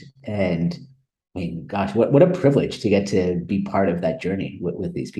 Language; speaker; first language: English; native; English